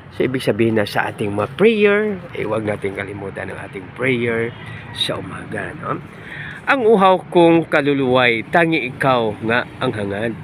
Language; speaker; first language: Filipino; non-native, local second language; Hiligaynon